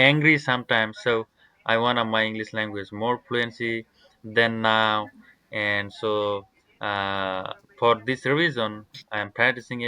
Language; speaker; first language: English; non-native, learner; Bangla